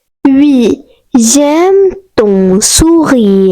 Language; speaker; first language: French; non-native, fluent; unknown